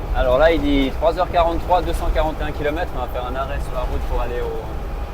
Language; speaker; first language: French; native; French